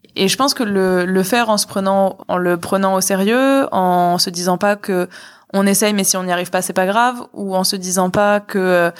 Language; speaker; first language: French; native; French